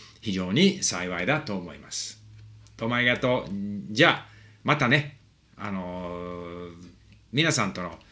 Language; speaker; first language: Japanese; non-native, fluent; English